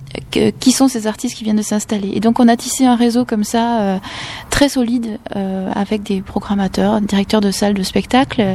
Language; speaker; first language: French; native; French